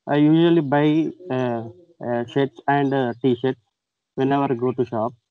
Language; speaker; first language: English; non-native, local second language; Telugu